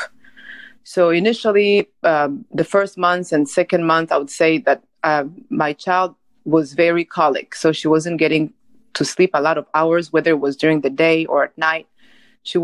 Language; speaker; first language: English; non-native, local second language; Kinyarwanda